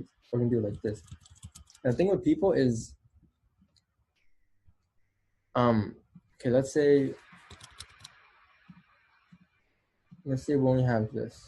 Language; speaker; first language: English; native; English